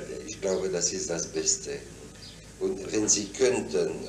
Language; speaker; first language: German; non-native, fluent; French